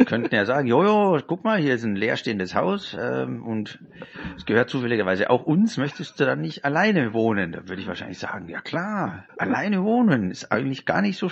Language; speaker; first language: German; native; German